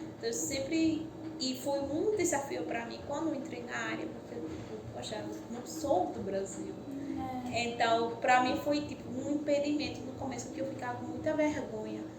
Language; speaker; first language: Portuguese; non-native, fluent; Spanish